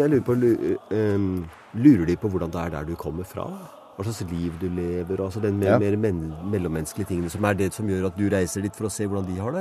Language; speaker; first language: Norwegian; native; Norwegian